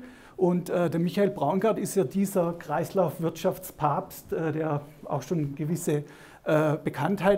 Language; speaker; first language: German; native; German